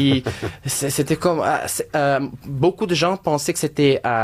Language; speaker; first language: French; non-native, fluent; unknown